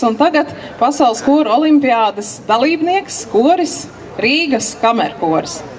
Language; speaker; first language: Latvian; native; Latvian